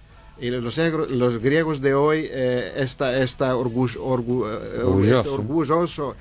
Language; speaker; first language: Spanish; non-native, learner; Greek